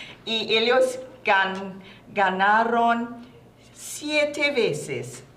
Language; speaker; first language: Spanish; non-native, learner; English